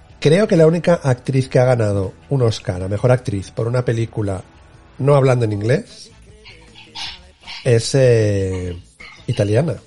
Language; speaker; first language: Spanish; native; Spanish